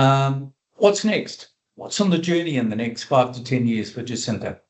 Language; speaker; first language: English; native; English